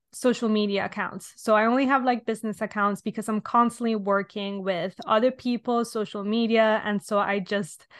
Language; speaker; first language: English; non-native, fluent; Italian